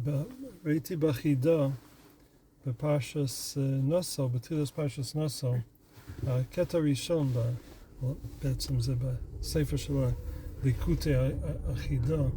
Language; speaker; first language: Hebrew; non-native, fluent; English